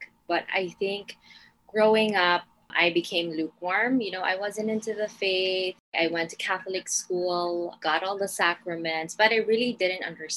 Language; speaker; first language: English; non-native, local second language; Filipino